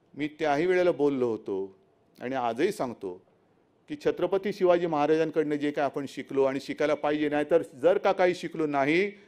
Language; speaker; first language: Marathi; native; Marathi